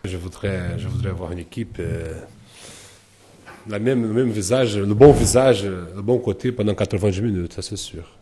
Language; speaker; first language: French; non-native, fluent; Portuguese